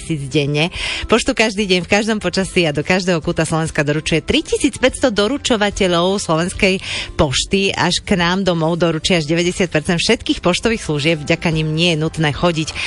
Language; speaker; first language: Slovak; native; Slovak